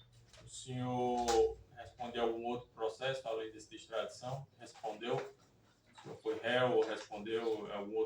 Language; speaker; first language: Portuguese; native; Portuguese